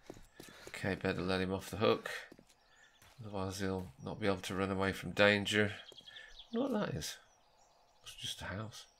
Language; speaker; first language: English; native; English